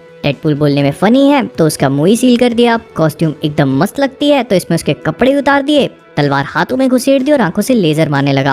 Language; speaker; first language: Hindi; native; Hindi